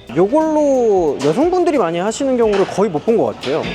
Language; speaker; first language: Korean; native; Korean